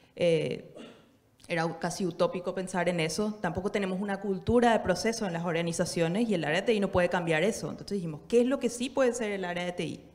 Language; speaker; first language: Spanish; native; Spanish